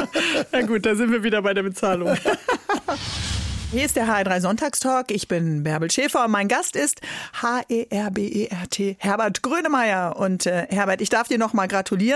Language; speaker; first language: German; native; German